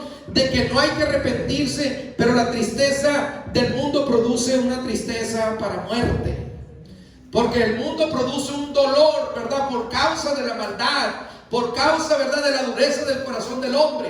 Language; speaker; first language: Spanish; native; Spanish